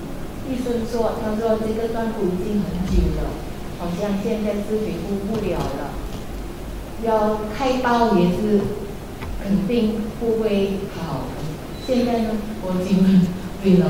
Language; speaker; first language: Chinese; early bilingual, heritage; Indonesian